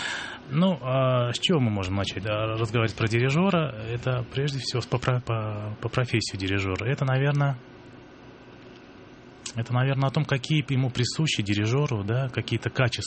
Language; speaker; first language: Russian; native; Russian